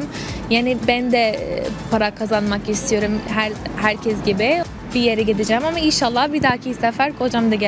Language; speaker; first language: Turkish; non-native, fluent; English